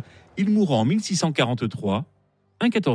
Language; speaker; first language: French; native; French